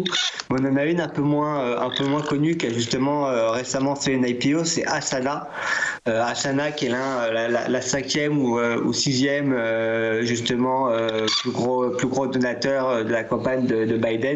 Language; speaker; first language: French; native; French